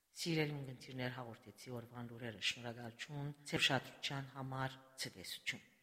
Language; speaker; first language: Armenian; early bilingual, heritage; Armenian